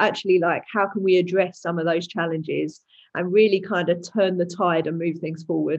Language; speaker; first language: English; native; English